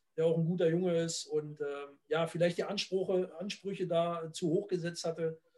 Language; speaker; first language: German; native; German